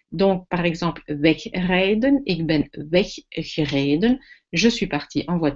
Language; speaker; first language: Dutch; non-native, fluent; French